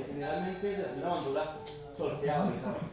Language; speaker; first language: Spanish; native; Spanish